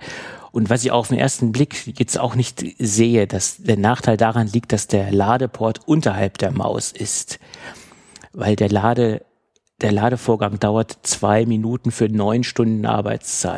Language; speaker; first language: German; native; German